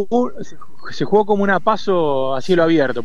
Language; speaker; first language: Spanish; native; Spanish